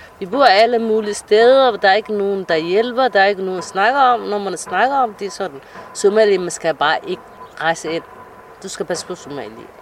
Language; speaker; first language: Danish; non-native, fluent; Somali